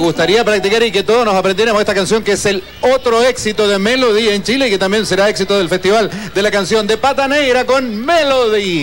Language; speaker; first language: Spanish; native; Spanish